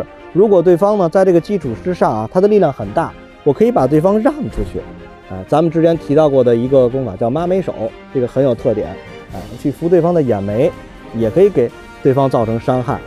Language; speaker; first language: Chinese; native; Chinese